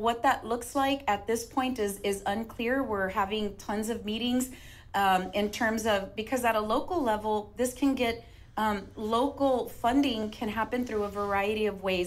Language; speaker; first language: English; native; English